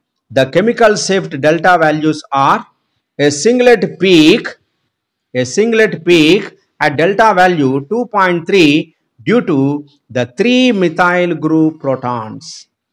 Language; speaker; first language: English; non-native, local second language; Telugu